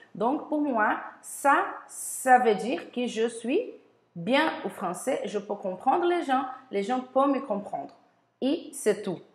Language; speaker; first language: French; non-native, learner; Portuguese